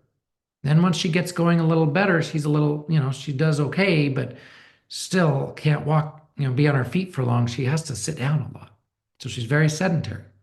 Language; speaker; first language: English; native; English